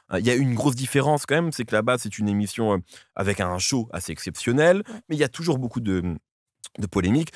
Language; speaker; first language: French; native; French